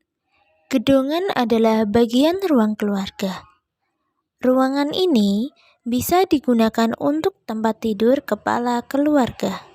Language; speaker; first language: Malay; non-native, local second language; Javanese